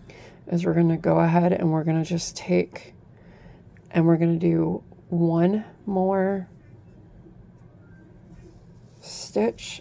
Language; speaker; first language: English; native; English